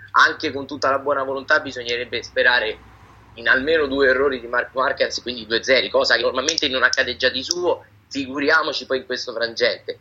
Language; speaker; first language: Italian; native; Italian